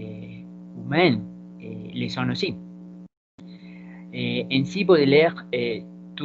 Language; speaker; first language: French; non-native, learner; Spanish